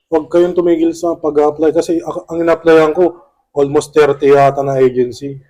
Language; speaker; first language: Filipino; native; Filipino